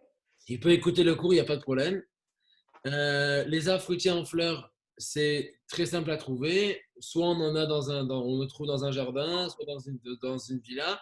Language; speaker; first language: French; native; French